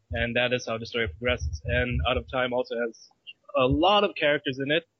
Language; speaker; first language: English; early bilingual, other home language; Malay